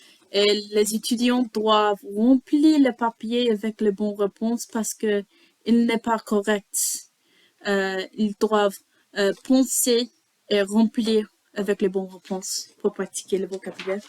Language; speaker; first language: French; non-native, learner; English